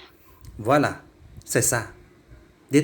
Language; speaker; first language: French; non-native, learner; Indonesian